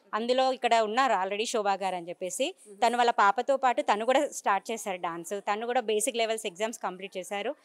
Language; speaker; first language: Telugu; native; Telugu